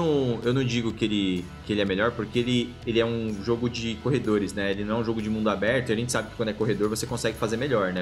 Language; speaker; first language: Portuguese; native; Portuguese